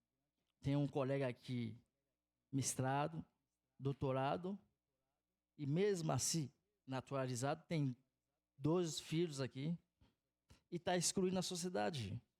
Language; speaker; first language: Portuguese; non-native, fluent; Haitian Creole